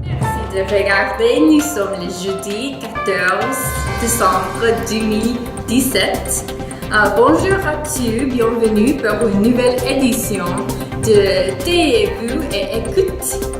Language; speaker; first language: French; non-native, learner; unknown